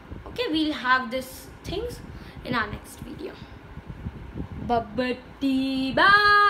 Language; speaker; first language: English; non-native, local second language; Gujarati